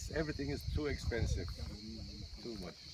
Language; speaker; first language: English; non-native, learner; Arabic